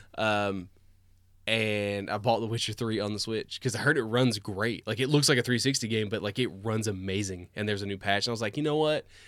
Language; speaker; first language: English; native; English